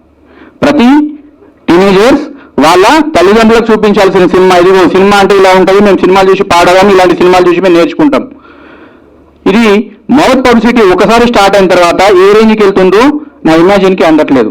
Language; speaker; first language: Telugu; native; Telugu